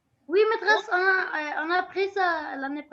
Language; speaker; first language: French; non-native, learner; Arabic